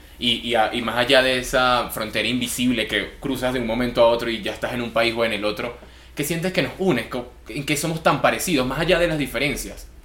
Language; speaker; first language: Spanish; native; Spanish